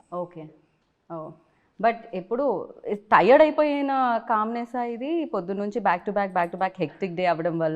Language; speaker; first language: Telugu; native; Telugu